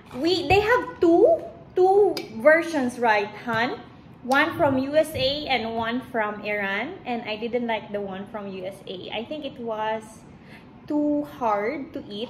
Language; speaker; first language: English; non-native, local second language; Hiligaynon